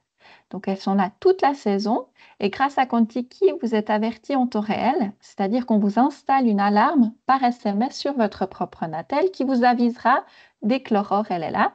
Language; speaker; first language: French; native; French